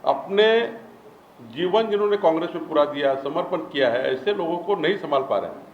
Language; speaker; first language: Hindi; non-native, local second language; Marathi